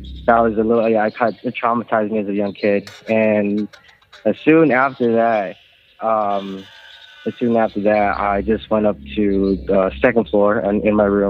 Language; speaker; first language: English; non-native, local second language; Filipino